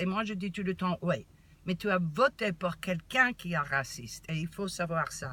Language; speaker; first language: French; non-native, learner; English